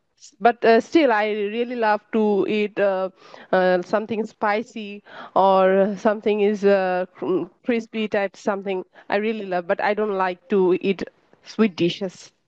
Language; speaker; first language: English; non-native, learner; Bangla